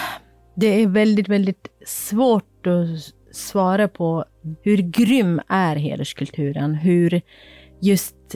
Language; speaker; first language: Swedish; non-native, fluent; Kurdish